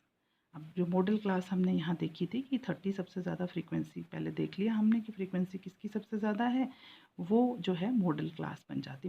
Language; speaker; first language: Hindi; native; Hindi